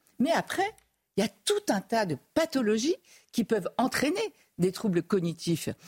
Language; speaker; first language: French; native; French